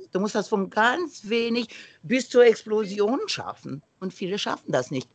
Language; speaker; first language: German; non-native, fluent; Romanian